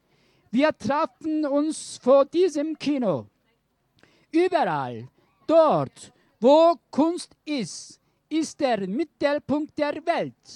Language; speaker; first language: German; non-native, learner; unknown